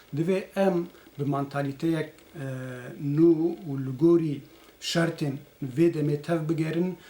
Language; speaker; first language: Kurdish; native; Kurdish